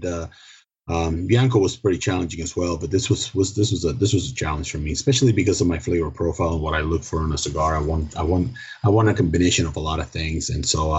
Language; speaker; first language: English; non-native, fluent; Spanish